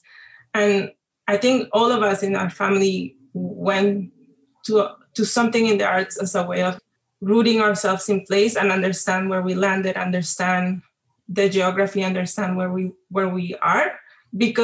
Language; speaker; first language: English; non-native, fluent; Spanish